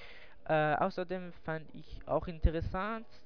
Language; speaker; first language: German; non-native, learner; French